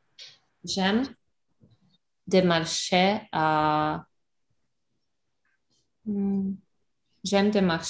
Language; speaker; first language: French; non-native, learner; English